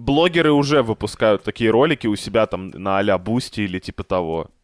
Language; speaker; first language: Russian; native; Russian